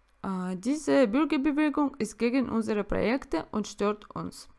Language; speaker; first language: German; non-native, learner; Russian